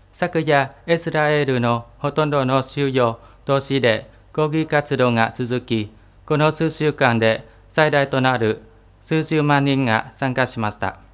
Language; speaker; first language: Japanese; non-native, fluent; Vietnamese